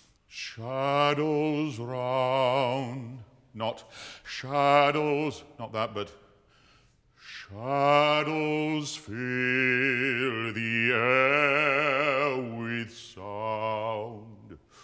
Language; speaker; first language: English; native; English